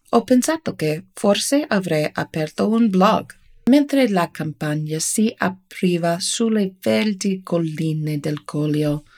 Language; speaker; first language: Italian; non-native, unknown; English